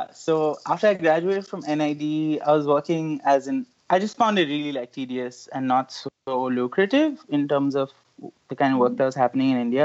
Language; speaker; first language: English; non-native, local second language; Hindi